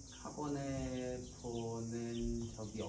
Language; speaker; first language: Korean; non-native, learner; English